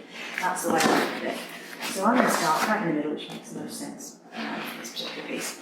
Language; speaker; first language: English; native; English